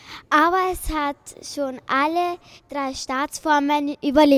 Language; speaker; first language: German; native; German